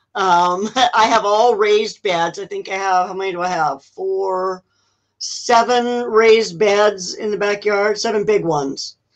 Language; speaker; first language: English; native; English